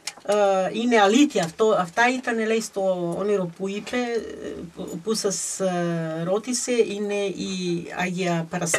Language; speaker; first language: Greek; early bilingual, heritage; Greek